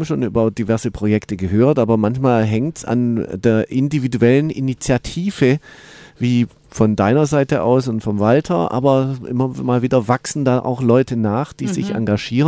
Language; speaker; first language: German; native; German